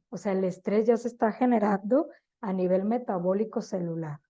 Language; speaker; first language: Spanish; native; Spanish